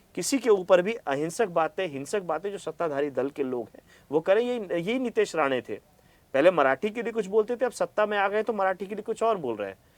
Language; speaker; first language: Hindi; native; Hindi